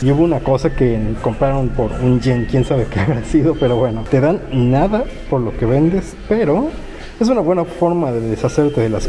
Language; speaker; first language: Spanish; native; Spanish